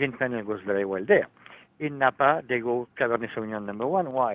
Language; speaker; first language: English; non-native, fluent; French